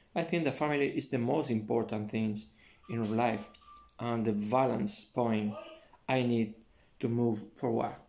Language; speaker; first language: English; non-native, learner; Spanish